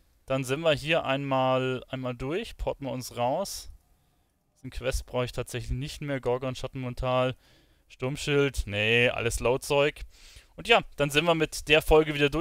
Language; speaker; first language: German; native; German